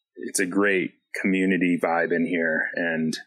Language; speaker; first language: English; native; English